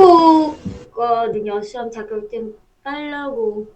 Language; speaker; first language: Korean; non-native, fluent; Vietnamese